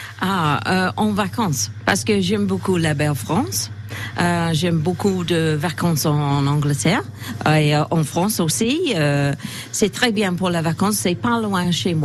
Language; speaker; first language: French; non-native, learner; English